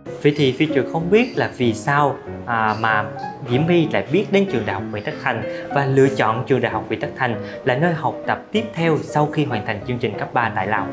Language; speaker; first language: Vietnamese; native; Vietnamese